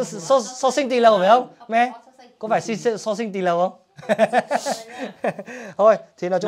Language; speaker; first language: Vietnamese; native; Vietnamese